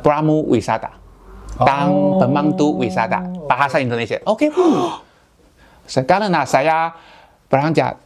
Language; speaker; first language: Indonesian; non-native, learner; Chinese